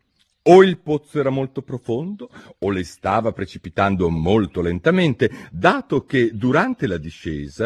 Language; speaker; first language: Italian; native; Italian